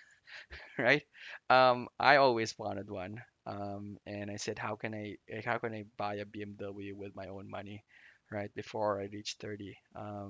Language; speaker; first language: English; non-native, local second language; Filipino